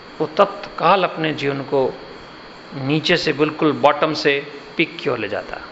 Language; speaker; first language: Hindi; non-native, local second language; Gujarati